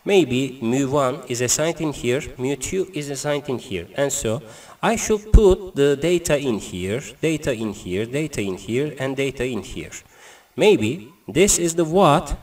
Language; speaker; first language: English; non-native, learner; Turkish